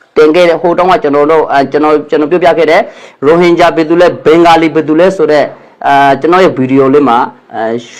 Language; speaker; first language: Burmese; non-native, local second language; Rohingya